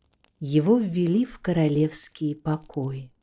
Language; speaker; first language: Russian; native; Russian